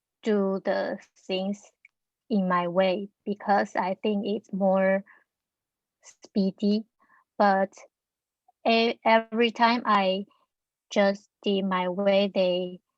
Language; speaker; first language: English; non-native, learner; Chinese